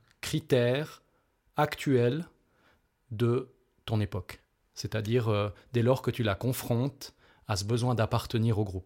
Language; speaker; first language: French; native; French